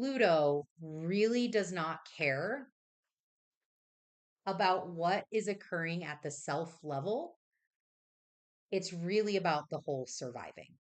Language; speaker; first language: English; native; English